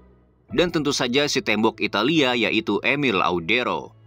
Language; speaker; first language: Indonesian; native; Indonesian